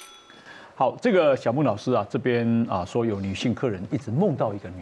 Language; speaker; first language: Chinese; native; Chinese